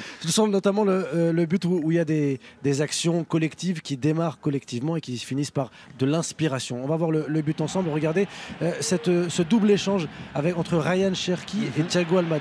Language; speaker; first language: French; native; French